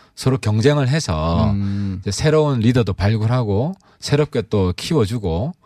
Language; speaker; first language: Korean; native; Korean